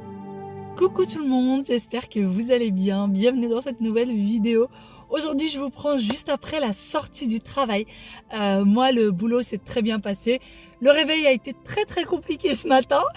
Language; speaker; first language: French; native; French